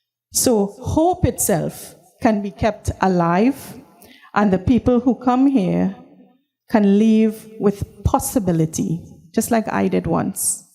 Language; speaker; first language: English; native; English